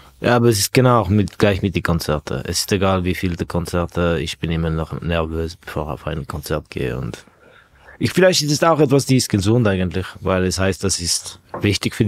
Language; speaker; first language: German; non-native, fluent; Estonian